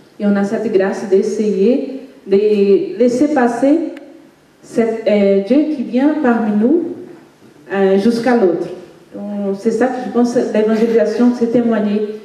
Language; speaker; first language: French; non-native, fluent; Portuguese